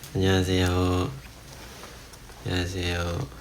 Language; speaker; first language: Korean; non-native, fluent; Japanese